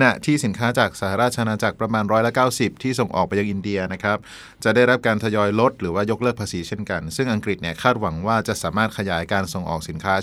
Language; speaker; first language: Thai; native; Thai